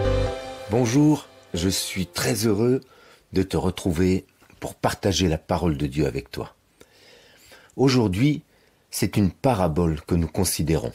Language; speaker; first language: French; native; French